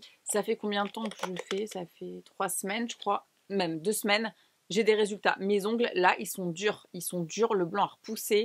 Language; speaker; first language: French; native; French